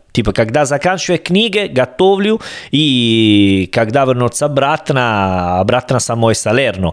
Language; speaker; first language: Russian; non-native, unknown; Italian